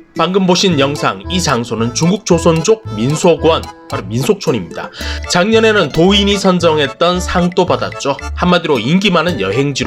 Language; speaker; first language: Korean; native; Korean